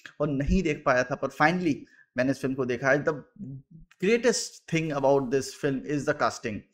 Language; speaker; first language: Hindi; native; Hindi